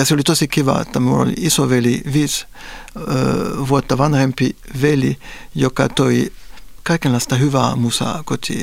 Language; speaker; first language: Finnish; non-native, fluent; Spanish